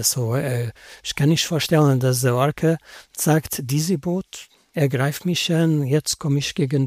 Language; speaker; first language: German; non-native, learner; Portuguese